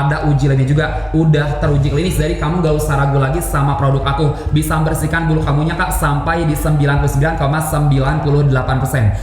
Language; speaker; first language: Indonesian; native; Indonesian